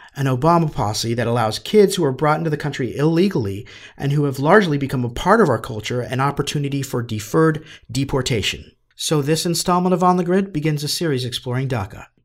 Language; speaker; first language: English; native; English